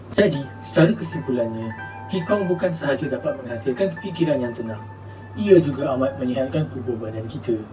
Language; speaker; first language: Malay; non-native, local second language; Chinese